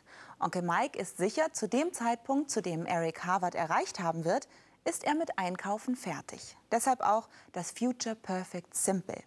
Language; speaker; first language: German; native; German